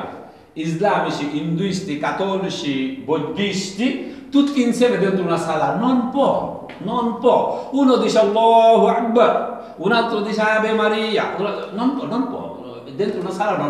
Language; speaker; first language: Italian; non-native, learner; Bangla